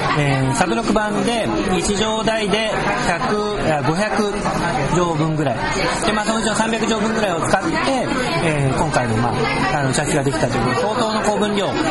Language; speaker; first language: Japanese; native; Japanese